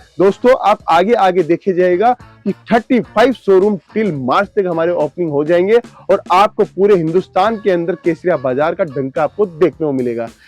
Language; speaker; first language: Hindi; native; Hindi